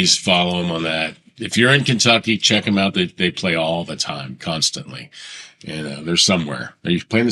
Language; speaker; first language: English; native; English